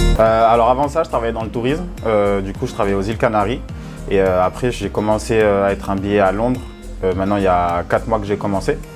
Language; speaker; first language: French; native; French